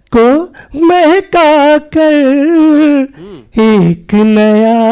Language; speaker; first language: Hindi; native; Hindi